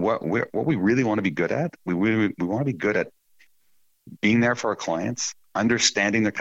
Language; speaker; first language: English; native; English